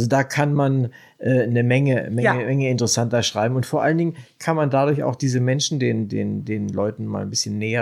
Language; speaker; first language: German; native; German